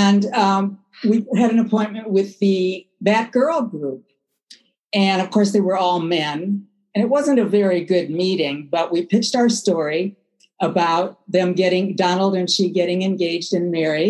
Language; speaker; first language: English; native; English